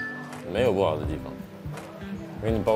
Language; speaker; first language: Chinese; early bilingual, other home language; English